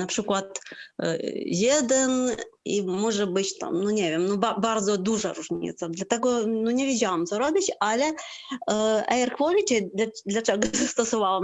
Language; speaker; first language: Polish; non-native, fluent; Ukrainian